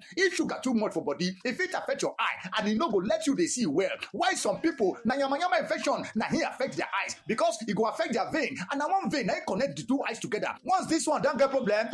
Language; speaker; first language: Nigerian Pidgin; non-native, local second language; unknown